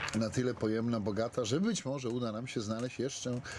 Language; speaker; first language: Polish; native; Polish